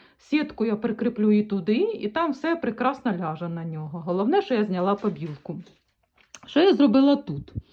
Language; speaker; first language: Ukrainian; native; Ukrainian